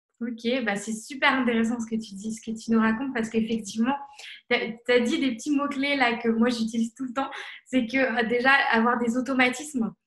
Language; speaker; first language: French; native; French